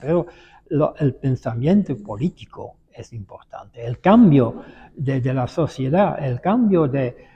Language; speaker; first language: Spanish; non-native, fluent; Dutch